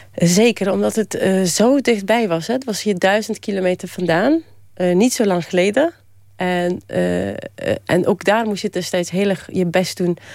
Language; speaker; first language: Dutch; early bilingual, other home language; Polish